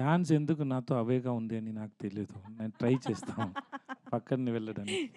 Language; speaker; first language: Telugu; non-native, learner; Tamil